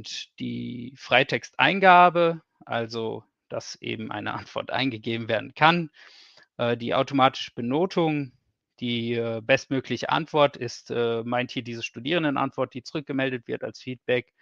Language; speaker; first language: German; native; German